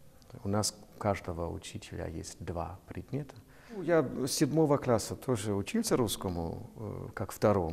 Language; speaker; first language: Russian; non-native, fluent; German